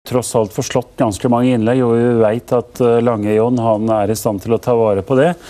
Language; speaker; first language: Norwegian; native; Norwegian